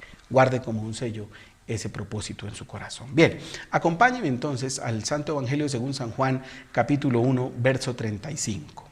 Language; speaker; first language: Spanish; native; Spanish